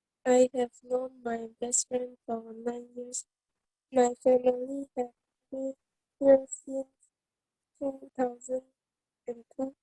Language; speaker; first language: English; non-native, learner; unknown